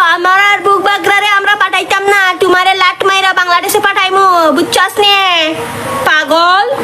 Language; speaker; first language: Bangla; non-native, local second language; Kok Borok